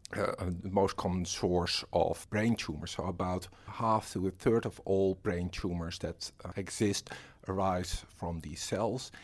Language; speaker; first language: English; non-native, fluent; Dutch